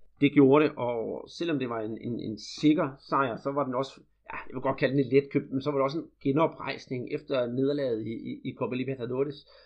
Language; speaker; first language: Danish; native; Danish